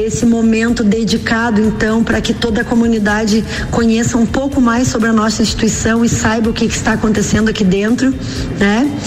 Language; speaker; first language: Portuguese; native; Portuguese